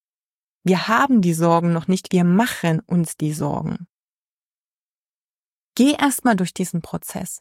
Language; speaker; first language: German; native; German